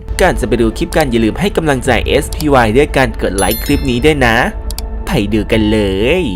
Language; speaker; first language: Thai; native; Thai